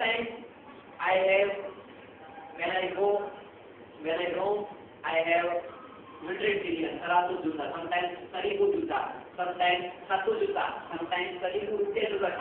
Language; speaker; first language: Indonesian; non-native, learner; Hindi